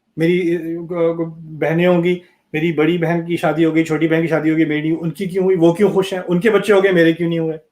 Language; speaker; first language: Urdu; early bilingual, heritage; Urdu